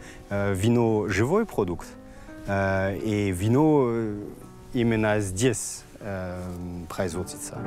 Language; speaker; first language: Russian; non-native, fluent; French